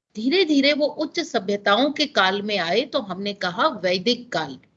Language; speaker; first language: Hindi; non-native, local second language; Gujarati